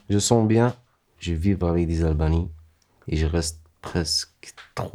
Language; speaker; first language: French; non-native, learner; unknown